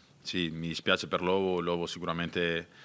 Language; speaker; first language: Italian; native; Italian